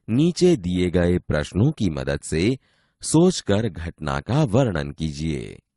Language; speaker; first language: Hindi; non-native, local second language; Gujarati